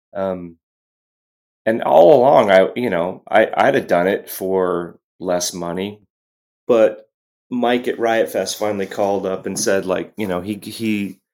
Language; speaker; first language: English; native; English